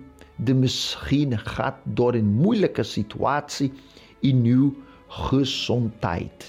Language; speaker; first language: Dutch; non-native, fluent; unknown